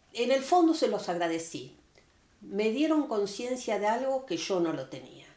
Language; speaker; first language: Spanish; native; Spanish